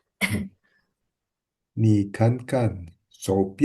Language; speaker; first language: Chinese; non-native, learner; Indonesian